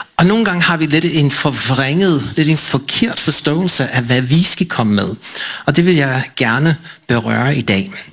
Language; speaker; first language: Danish; non-native, fluent; English